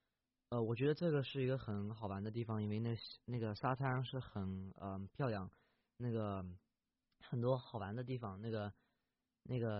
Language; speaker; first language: Chinese; early bilingual, heritage; Chinese